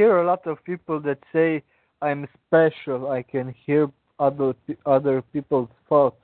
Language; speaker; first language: English; non-native, fluent; Romanian